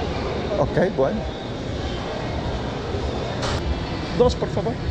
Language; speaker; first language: Spanish; non-native, learner; English